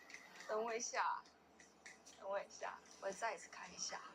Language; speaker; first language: Chinese; non-native, learner; Korean